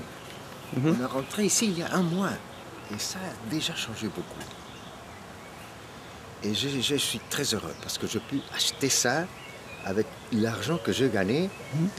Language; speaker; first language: French; non-native, learner; Spanish